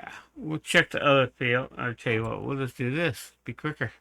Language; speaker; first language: English; native; English